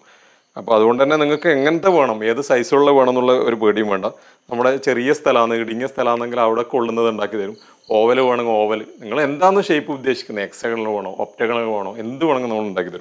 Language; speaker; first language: Malayalam; native; Malayalam